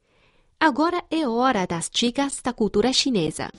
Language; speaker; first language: Portuguese; non-native, fluent; Chinese